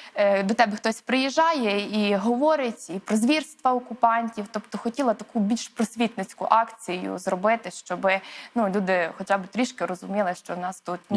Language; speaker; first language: Ukrainian; native; Ukrainian